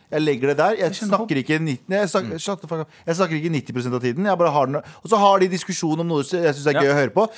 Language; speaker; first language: Norwegian; early bilingual, other home language; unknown